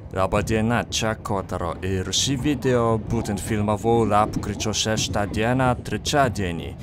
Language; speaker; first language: Lithuanian; non-native, fluent; Japanese